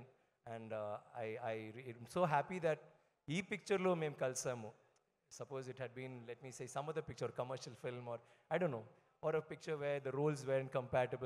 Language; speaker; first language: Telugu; non-native, learner; Tamil